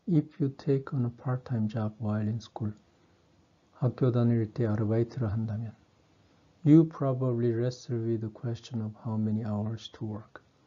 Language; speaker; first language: English; non-native, fluent; Korean